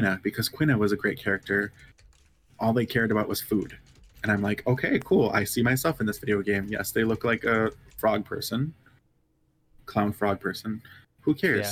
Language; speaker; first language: English; native; English